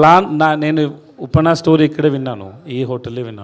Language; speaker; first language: Telugu; non-native, learner; Tamil